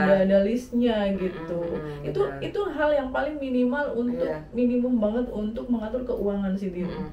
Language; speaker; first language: Indonesian; native; Indonesian